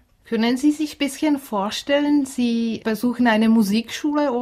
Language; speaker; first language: German; non-native, fluent; Czech